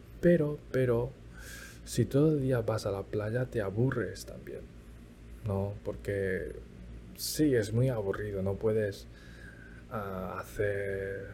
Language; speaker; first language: Spanish; early bilingual, other home language; Chinese